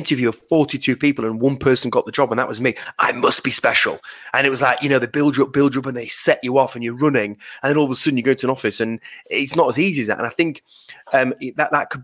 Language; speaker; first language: English; native; English